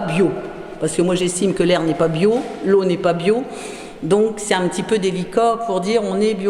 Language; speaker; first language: French; native; French